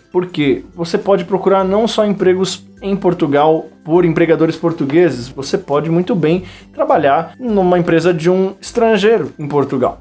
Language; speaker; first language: Portuguese; native; Portuguese